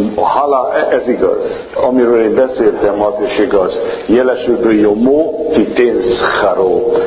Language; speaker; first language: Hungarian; non-native, fluent; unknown